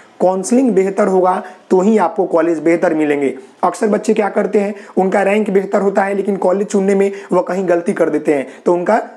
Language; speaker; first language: Hindi; native; Hindi